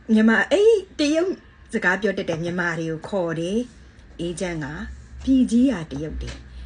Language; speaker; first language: Burmese; native; Burmese